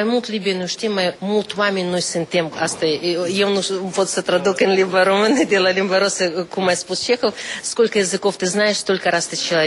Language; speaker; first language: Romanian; non-native, local second language; Russian